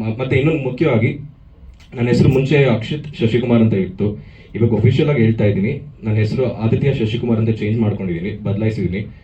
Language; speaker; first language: Kannada; native; Kannada